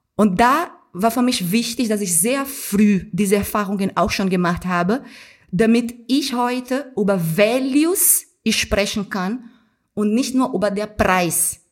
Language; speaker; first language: German; non-native, fluent; Portuguese